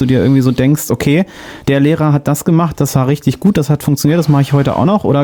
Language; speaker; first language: German; native; German